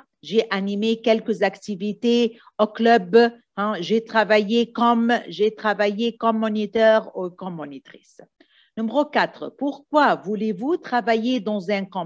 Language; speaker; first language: French; non-native, fluent; Arabic